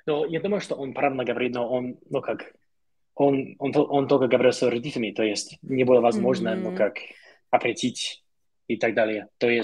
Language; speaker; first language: Russian; non-native, learner; English